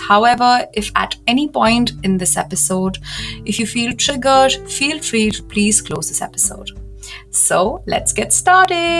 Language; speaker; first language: English; non-native, local second language; Hindi